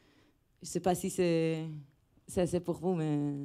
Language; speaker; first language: French; non-native, fluent; Hebrew